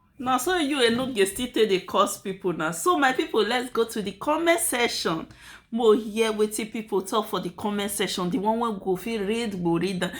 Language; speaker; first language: Nigerian Pidgin; native; Nigerian Pidgin